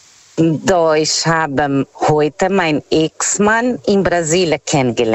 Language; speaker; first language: German; non-native, fluent; Portuguese